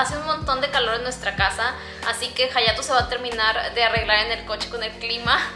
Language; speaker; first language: Spanish; native; Spanish